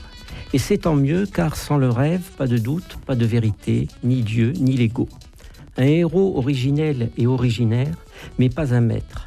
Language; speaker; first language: French; native; French